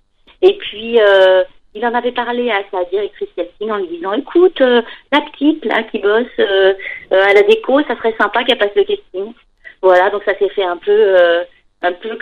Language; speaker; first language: French; native; French